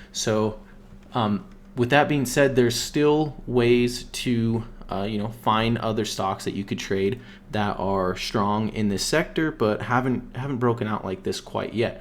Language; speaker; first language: English; native; English